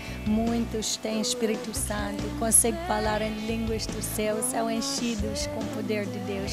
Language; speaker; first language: Portuguese; non-native, learner; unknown